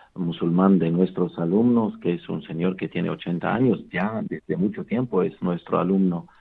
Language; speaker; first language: Spanish; non-native, fluent; Arabic